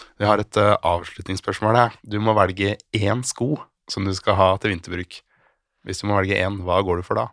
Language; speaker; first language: Norwegian; native; Norwegian